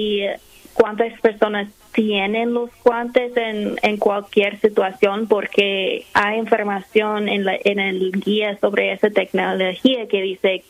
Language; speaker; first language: Spanish; non-native, fluent; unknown